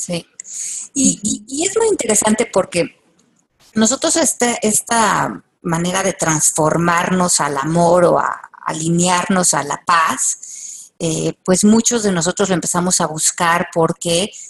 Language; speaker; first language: Spanish; native; Spanish